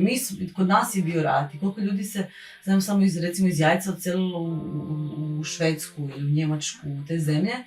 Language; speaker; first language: Bosnian; native; Bosnian